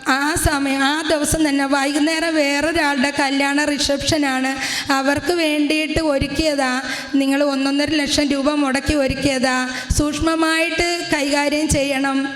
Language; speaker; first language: Malayalam; native; Malayalam